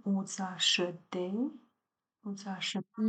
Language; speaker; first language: French; non-native, learner; Chinese